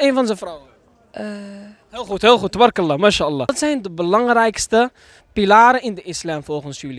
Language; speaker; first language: Dutch; native; Dutch